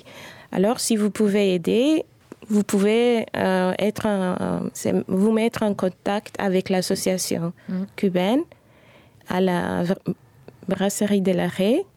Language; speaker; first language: French; non-native, fluent; Spanish